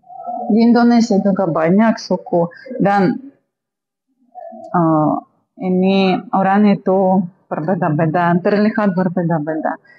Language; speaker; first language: Indonesian; non-native, fluent; Russian